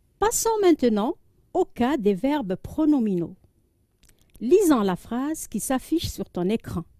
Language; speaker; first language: French; non-native, local second language; Arabic